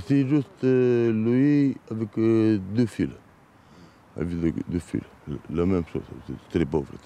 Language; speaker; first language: French; non-native, learner; Bulgarian